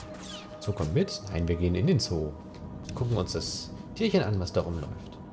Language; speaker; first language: German; native; German